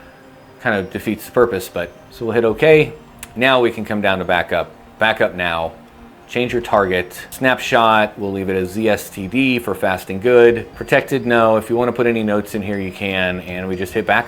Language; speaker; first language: English; native; English